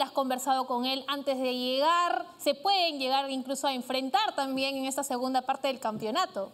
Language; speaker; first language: Spanish; native; Spanish